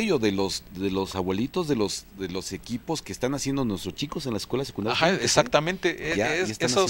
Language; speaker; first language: Spanish; native; Spanish